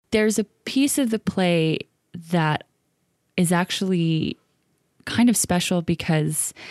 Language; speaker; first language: English; native; English